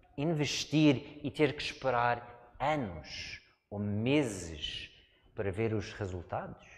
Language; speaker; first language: Portuguese; non-native, fluent; English